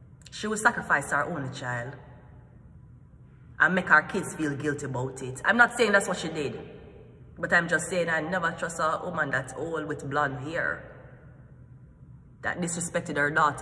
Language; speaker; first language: English; native; English